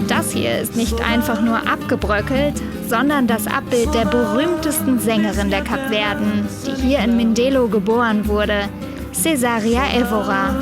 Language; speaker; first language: German; native; German